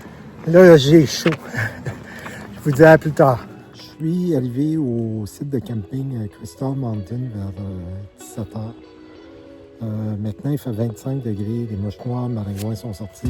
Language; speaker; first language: French; native; French